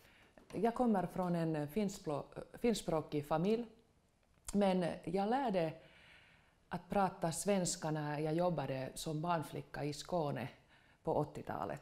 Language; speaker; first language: Swedish; non-native, local second language; Finnish